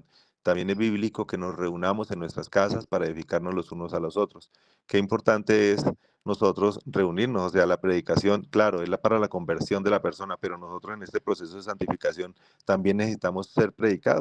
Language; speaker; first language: Spanish; native; Spanish